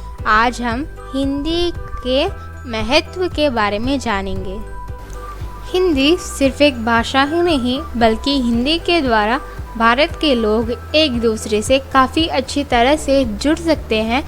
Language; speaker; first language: Hindi; non-native, local second language; Malayalam